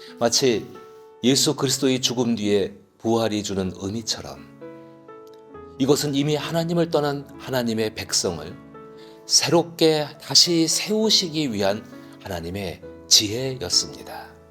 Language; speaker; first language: Korean; native; Korean